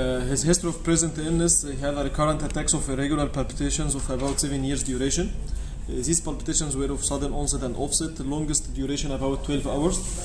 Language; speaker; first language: English; non-native, fluent; Arabic